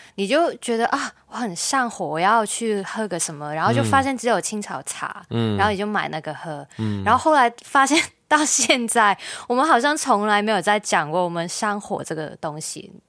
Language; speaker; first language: Chinese; non-native, local second language; Cantonese